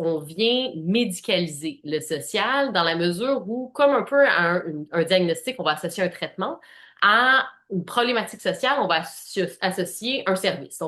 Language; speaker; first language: French; native; French